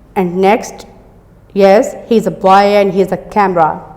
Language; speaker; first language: English; non-native, local second language; Urdu